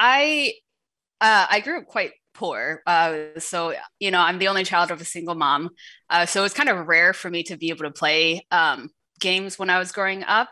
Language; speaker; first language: English; early bilingual, other home language; Wu Chinese